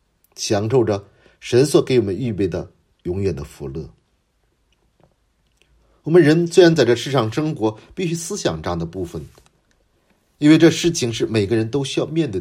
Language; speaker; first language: Chinese; non-native, fluent; Korean